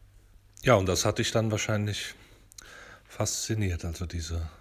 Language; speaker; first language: German; native; German